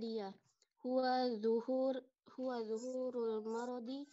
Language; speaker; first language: Arabic; non-native, learner; Indonesian